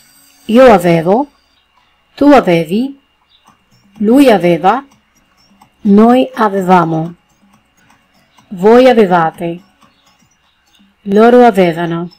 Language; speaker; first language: Italian; non-native, learner; Spanish